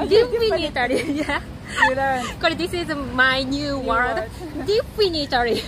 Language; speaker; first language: English; non-native, learner; Japanese